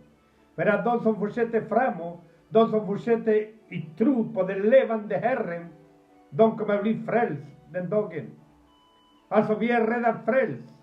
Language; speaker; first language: Swedish; non-native, fluent; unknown